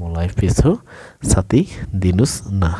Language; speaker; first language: Nepali; non-native, local second language; Bangla